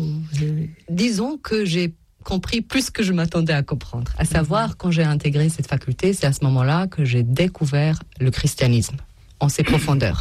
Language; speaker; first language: French; non-native, fluent; Serbian